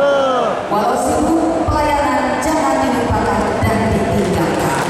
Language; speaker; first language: Indonesian; native; Indonesian